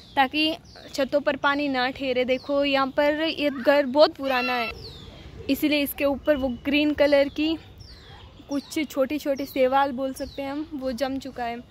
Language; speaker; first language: Hindi; native; Hindi